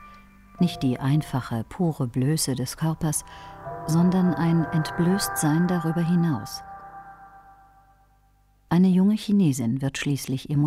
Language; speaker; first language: German; native; German